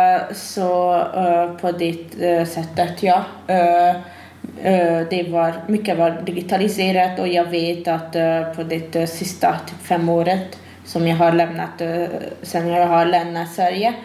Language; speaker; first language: Swedish; non-native, fluent; Hungarian